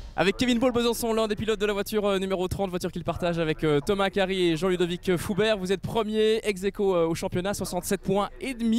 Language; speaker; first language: French; native; French